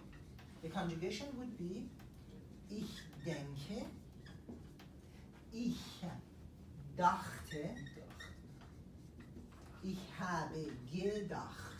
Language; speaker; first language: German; non-native, fluent; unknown